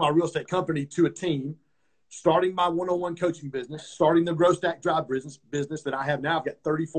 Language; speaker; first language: English; native; English